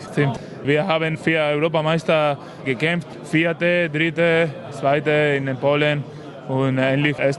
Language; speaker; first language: German; non-native, learner; Spanish